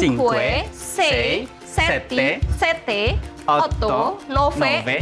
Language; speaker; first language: Italian; non-native, learner; Indonesian